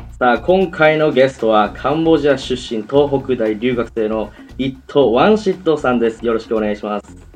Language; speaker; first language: Japanese; native; Japanese